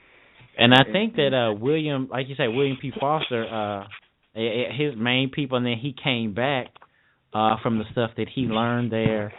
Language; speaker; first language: English; native; English